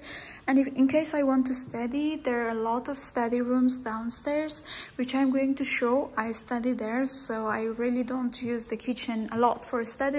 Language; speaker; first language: English; non-native, fluent; Persian